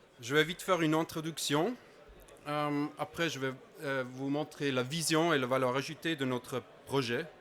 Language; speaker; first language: French; non-native, local second language; German